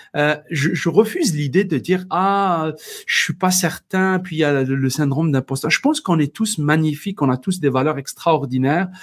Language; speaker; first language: French; non-native, local second language; Kabyle